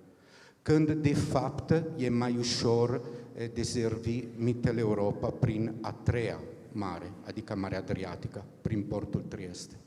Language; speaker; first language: Romanian; non-native, fluent; Italian